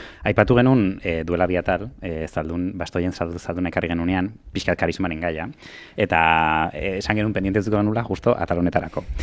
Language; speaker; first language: Basque; native; Basque